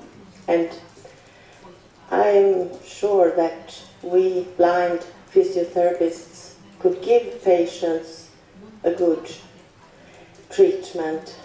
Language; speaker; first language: English; non-native, fluent; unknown